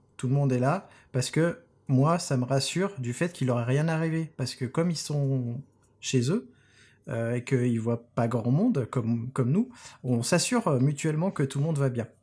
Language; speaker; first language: French; native; French